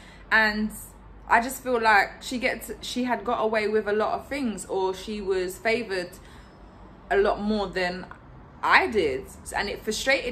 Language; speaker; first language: English; native; English